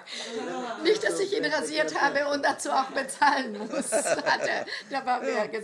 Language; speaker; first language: German; non-native, fluent; Greek